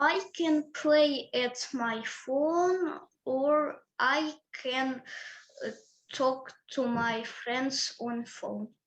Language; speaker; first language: English; early bilingual, other home language; Ukrainian